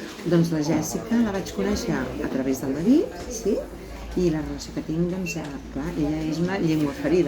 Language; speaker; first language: Catalan; native; Catalan